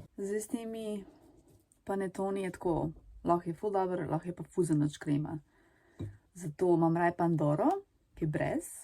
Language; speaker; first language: Slovenian; early bilingual, other home language; Serbian